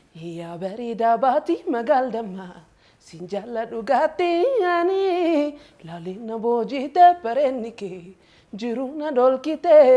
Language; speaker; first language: Oromo; early bilingual, heritage; Oromo